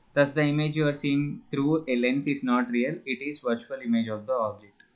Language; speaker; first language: English; non-native, local second language; Telugu